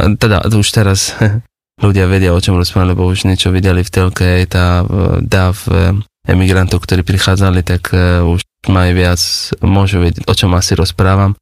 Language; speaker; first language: Slovak; non-native, fluent; Persian